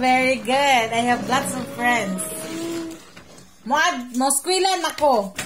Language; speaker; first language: English; non-native, local second language; Cebuano